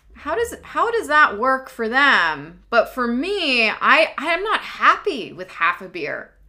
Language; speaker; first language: English; native; English